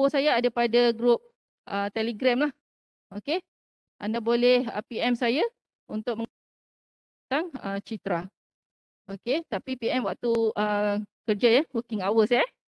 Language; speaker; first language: Malay; native; Malay